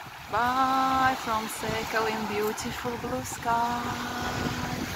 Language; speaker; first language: English; non-native, fluent; Russian